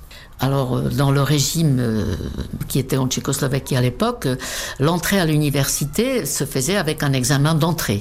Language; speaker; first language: French; non-native, fluent; Czech